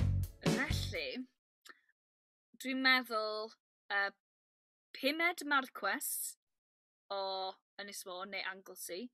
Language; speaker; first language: Welsh; non-native, learner; English